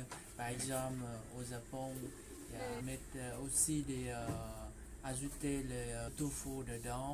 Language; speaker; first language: French; non-native, fluent; Vietnamese